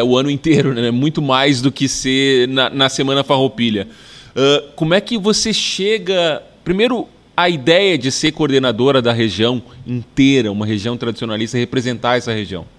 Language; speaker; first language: Portuguese; native; Portuguese